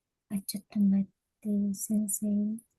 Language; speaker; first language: Japanese; non-native, learner; Filipino